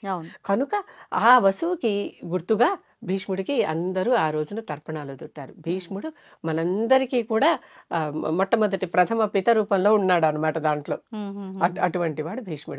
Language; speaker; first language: Telugu; native; Telugu